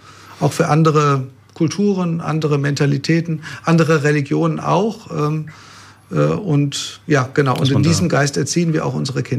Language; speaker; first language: German; native; German